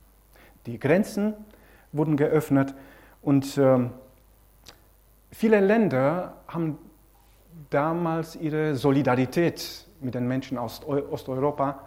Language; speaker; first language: German; non-native, fluent; Romanian